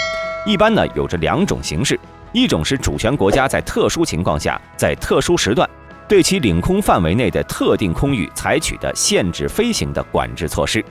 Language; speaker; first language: Chinese; native; Chinese